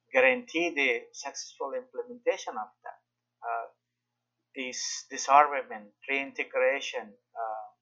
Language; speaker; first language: English; non-native, fluent; Persian